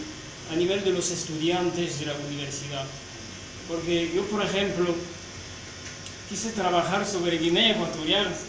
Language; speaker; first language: Spanish; non-native, fluent; French